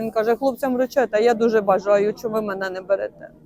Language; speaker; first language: Ukrainian; native; Ukrainian